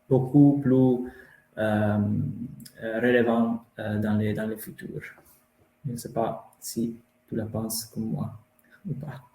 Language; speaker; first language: French; non-native, fluent; Italian